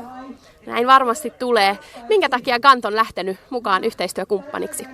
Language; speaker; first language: Finnish; native; Finnish